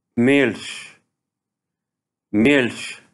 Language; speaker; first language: German; non-native, fluent; Arabic